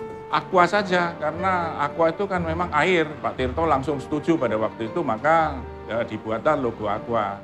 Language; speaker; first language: Indonesian; native; Indonesian